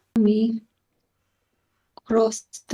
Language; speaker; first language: English; non-native, learner; Hungarian